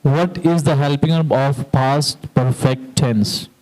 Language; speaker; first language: English; non-native, fluent; Hindi